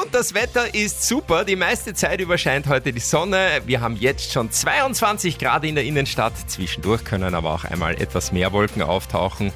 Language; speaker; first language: German; native; German